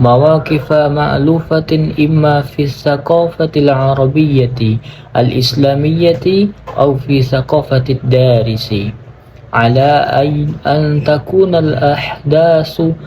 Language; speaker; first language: Arabic; non-native, learner; Indonesian